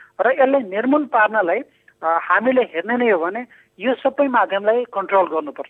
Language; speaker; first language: Nepali; non-native, local second language; Bhojpuri